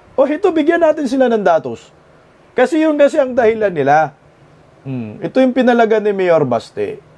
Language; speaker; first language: Filipino; non-native, local second language; Cebuano